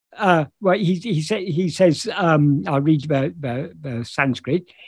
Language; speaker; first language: English; native; English